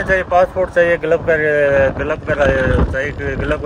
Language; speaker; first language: Hindi; native; Hindi